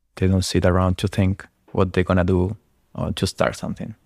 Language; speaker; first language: English; non-native, fluent; Spanish